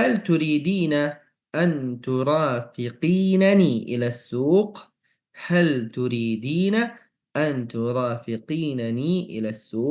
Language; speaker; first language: Arabic; non-native, fluent; Indonesian